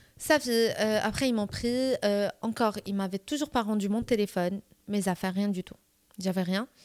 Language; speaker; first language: French; non-native, local second language; Arabic